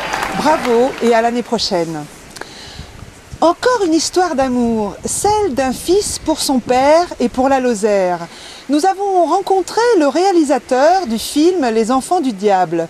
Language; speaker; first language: French; native; French